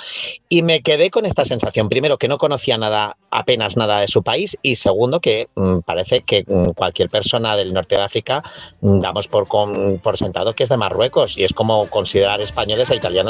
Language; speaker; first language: Spanish; native; Spanish